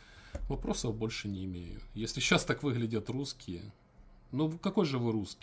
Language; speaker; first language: Russian; native; Russian